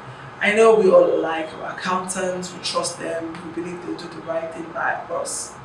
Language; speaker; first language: English; non-native, local second language; Yoruba